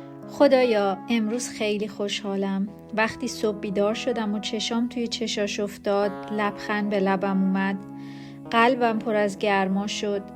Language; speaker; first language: Persian; native; Persian